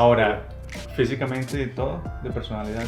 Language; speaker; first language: Spanish; native; Spanish